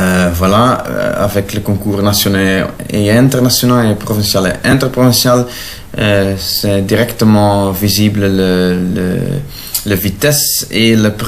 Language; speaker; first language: French; non-native, local second language; Dutch